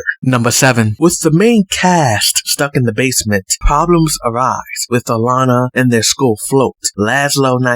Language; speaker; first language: English; native; English